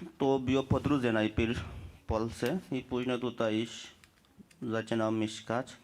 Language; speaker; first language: Polish; non-native, learner; Bangla